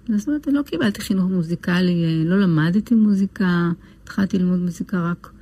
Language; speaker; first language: Hebrew; native; Hebrew